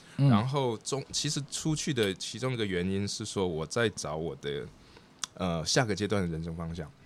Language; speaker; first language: Chinese; native; Chinese